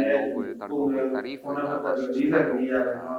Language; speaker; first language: Russian; non-native, fluent; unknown